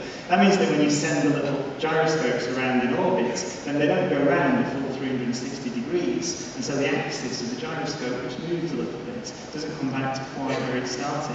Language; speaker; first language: English; native; English